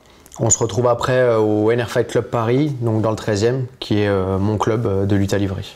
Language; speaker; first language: French; native; French